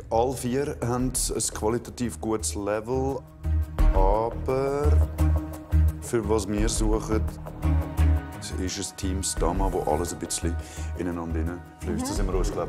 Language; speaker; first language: German; native; German